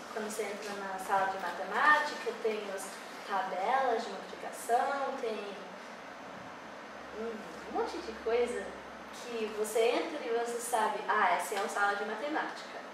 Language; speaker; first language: Portuguese; early bilingual, heritage; English